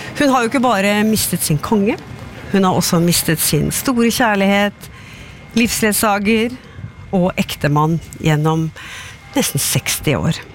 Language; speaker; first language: Norwegian; native; Norwegian